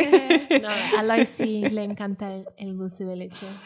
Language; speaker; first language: Spanish; non-native, fluent; Welsh